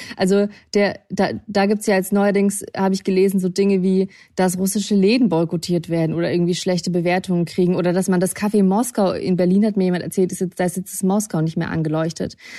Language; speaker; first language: German; early bilingual, other home language; Russian